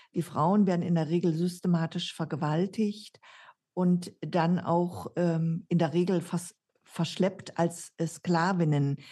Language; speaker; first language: German; native; German